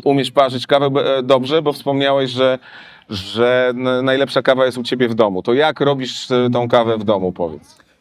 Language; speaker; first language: Polish; native; Polish